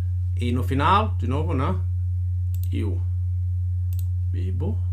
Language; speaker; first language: Portuguese; non-native, fluent; German